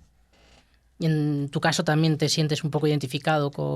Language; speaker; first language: Spanish; native; Spanish